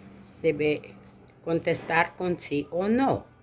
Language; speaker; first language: Spanish; non-native, learner; French